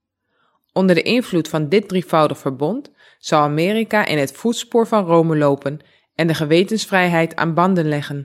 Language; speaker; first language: Dutch; native; Dutch